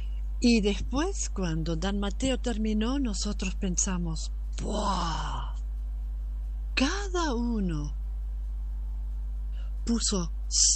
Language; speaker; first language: Spanish; non-native, local second language; German